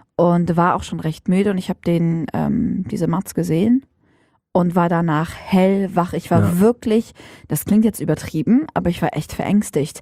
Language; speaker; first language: German; early bilingual, other home language; Arabic